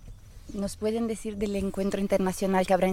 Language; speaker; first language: Spanish; native; Spanish